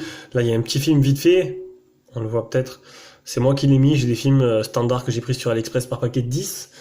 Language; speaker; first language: French; native; French